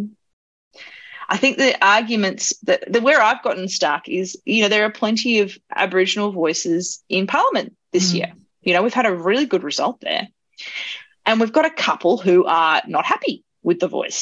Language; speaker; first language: English; native; English